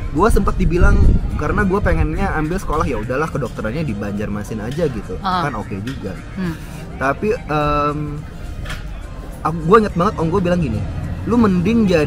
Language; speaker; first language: Indonesian; native; Indonesian